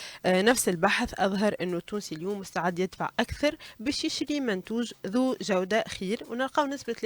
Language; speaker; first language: Arabic; native; Arabic